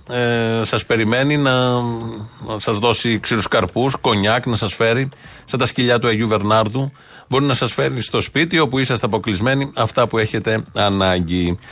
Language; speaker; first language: Greek; native; Greek